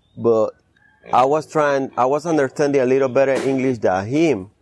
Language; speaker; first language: English; early bilingual, other home language; Spanish